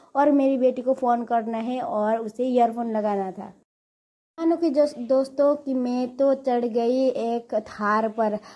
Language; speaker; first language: Hindi; non-native, local second language; Nepali